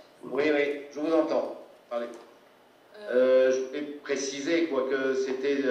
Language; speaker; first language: French; native; French